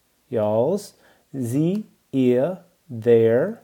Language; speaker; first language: German; non-native, learner; English